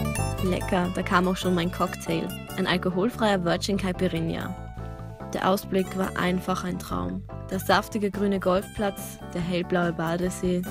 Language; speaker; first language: German; native; German